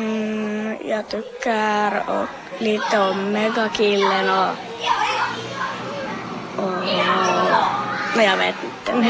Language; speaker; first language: Swedish; non-native, local second language; Finnish